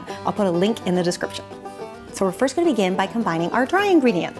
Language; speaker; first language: English; native; English